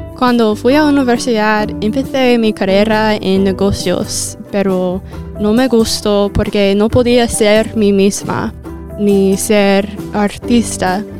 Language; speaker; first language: Spanish; non-native, fluent; English